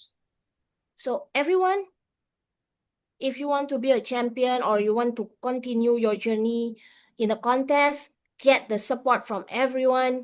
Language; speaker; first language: English; non-native, fluent; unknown